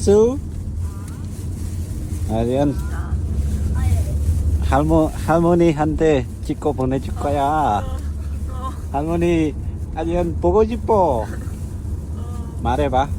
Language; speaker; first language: Korean; non-native, learner; Khmer